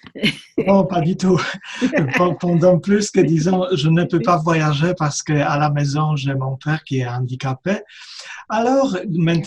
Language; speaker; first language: French; non-native, fluent; Polish